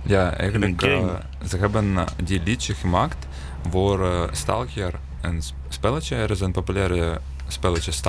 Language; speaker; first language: Dutch; non-native, learner; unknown